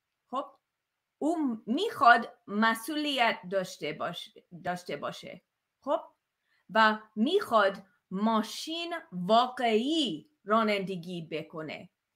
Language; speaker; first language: Persian; non-native, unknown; English